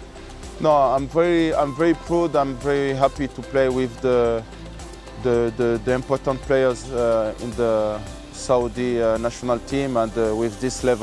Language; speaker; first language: English; non-native, learner; French